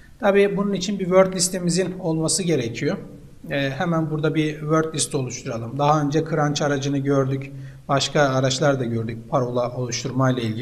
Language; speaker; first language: Turkish; native; Turkish